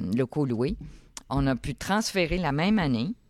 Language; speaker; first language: French; native; French